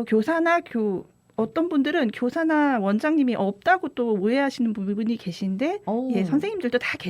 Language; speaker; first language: Korean; native; Korean